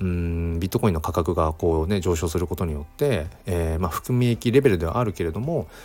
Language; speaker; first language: Japanese; native; Japanese